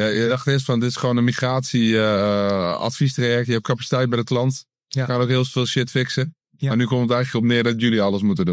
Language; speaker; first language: Dutch; native; Dutch